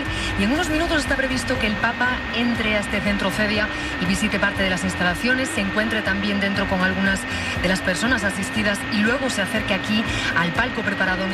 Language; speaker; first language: Spanish; native; Spanish